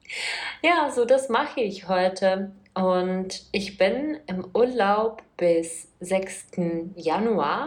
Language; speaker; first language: German; non-native, fluent; Czech